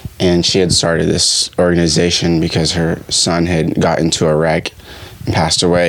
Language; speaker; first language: English; early bilingual, other home language; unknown